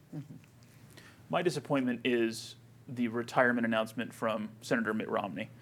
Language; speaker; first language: English; native; English